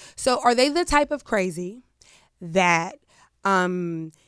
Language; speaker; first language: English; native; English